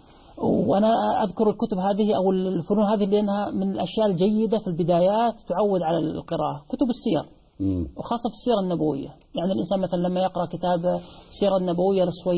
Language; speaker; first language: Arabic; native; Arabic